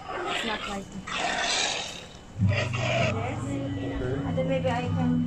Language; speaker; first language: English; non-native, local second language; Filipino